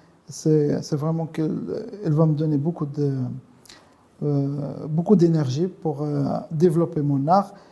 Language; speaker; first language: French; non-native, local second language; Arabic